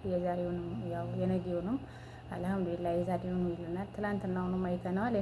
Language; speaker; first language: Amharic; non-native, local second language; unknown